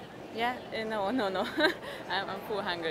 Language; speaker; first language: English; non-native, learner; Hungarian